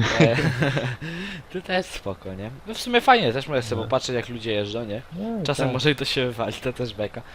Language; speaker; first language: Polish; native; Polish